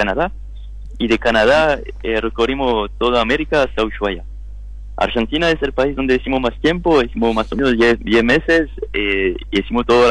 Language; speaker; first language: Spanish; non-native, learner; French